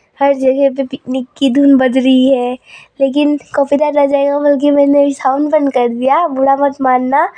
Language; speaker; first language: Hindi; non-native, local second language; Manipuri